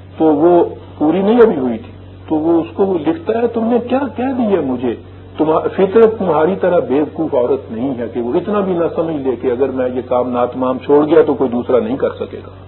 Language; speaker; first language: Urdu; native; Urdu